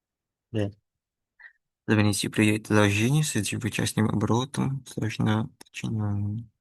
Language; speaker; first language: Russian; non-native, learner; Indonesian